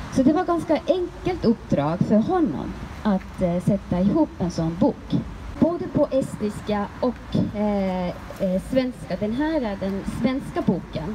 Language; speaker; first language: Swedish; non-native, fluent; Estonian